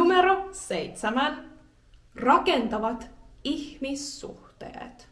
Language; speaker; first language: Finnish; native; Finnish